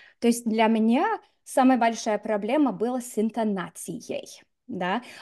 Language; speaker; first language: Russian; non-native, fluent; English